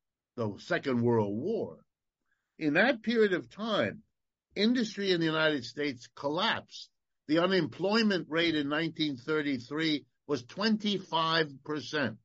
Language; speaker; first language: English; native; English